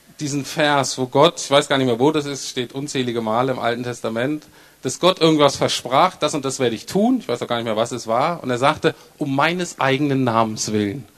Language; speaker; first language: German; native; German